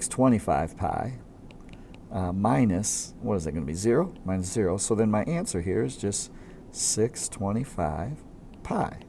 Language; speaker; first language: English; native; English